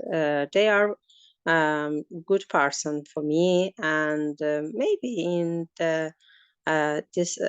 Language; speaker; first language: English; non-native, learner; Azerbaijani